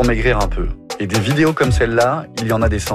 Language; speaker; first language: French; native; French